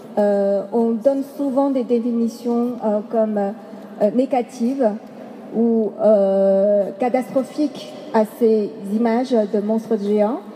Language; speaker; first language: French; non-native, fluent; Chinese